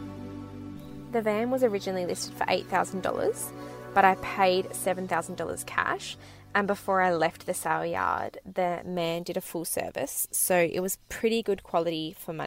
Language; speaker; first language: English; native; English